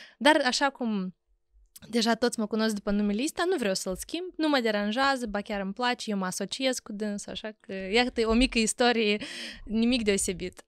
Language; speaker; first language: Romanian; native; Romanian